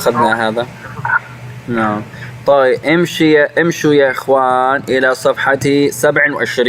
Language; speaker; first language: Arabic; non-native, fluent; English